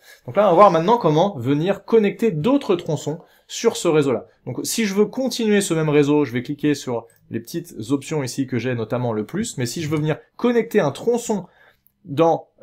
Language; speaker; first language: French; native; French